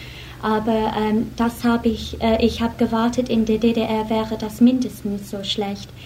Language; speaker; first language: German; non-native, fluent; English